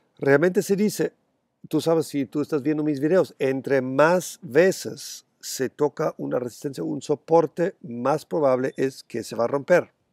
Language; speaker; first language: Spanish; non-native, fluent; German